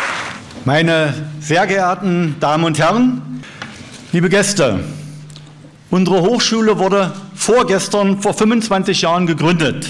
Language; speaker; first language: German; native; German